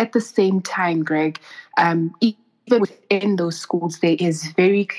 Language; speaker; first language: English; non-native, local second language; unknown